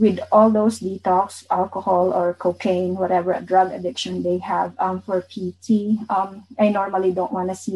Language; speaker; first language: English; non-native, local second language; Bikol